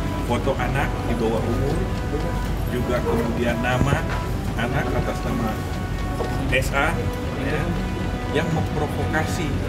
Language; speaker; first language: Indonesian; native; Indonesian